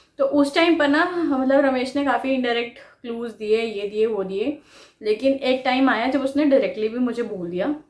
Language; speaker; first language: Hindi; non-native, local second language; Bangla